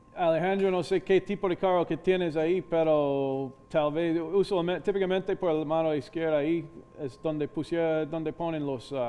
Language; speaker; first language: Spanish; non-native, fluent; English